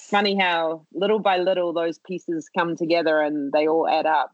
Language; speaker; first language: English; native; English